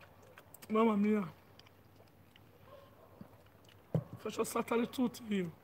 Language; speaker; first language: Italian; non-native, learner; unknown